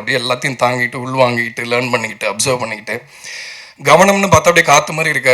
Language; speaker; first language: Tamil; native; Tamil